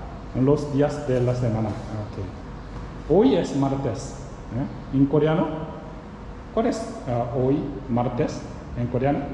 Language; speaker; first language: Spanish; non-native, learner; Korean